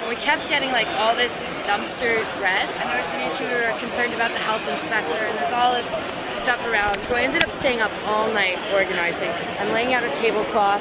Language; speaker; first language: English; native; English